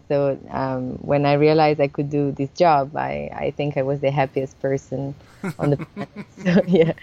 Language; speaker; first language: English; non-native, fluent; Italian